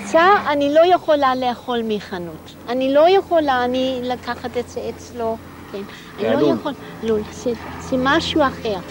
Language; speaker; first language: Hebrew; non-native, fluent; German